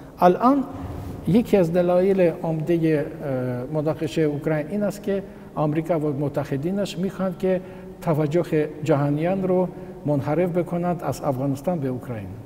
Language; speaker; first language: Persian; non-native, fluent; Russian